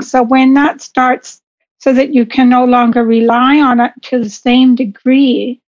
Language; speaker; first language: English; native; English